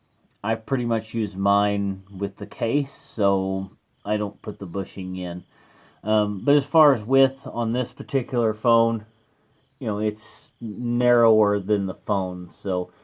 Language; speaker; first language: English; native; English